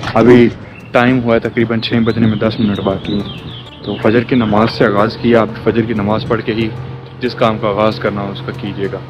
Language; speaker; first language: Urdu; native; Urdu